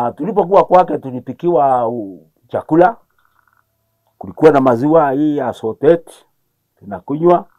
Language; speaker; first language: Swahili; non-native, local second language; Kikuyu